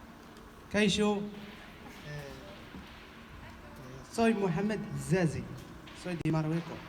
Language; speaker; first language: Spanish; non-native, learner; Arabic